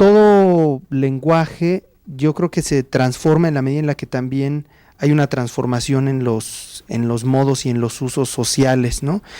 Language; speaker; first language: Spanish; native; Spanish